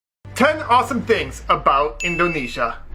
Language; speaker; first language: English; native; English